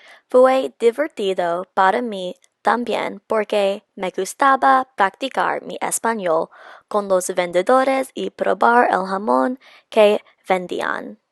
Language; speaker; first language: Spanish; non-native, learner; English